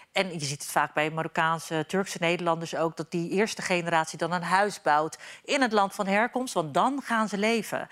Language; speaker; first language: Dutch; early bilingual, other home language; Turkish